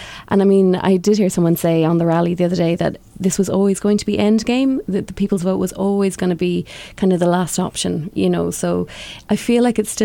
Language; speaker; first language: English; native; English